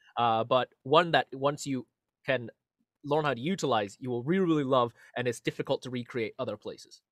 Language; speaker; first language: English; native; English